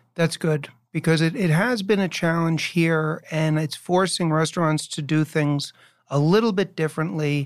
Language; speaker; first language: English; native; English